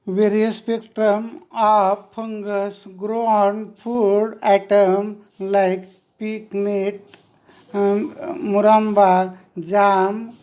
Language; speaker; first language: English; non-native, local second language; Marathi